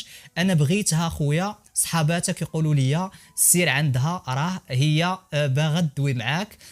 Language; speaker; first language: Arabic; native; Arabic